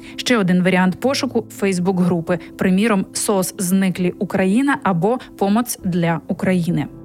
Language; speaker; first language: Ukrainian; native; Ukrainian